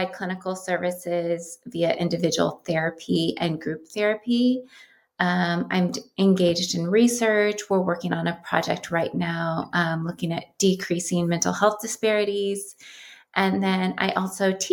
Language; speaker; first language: English; native; English